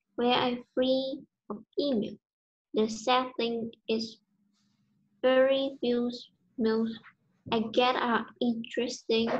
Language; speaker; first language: English; non-native, learner; Vietnamese